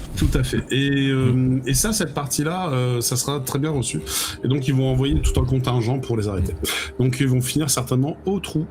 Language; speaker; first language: French; native; French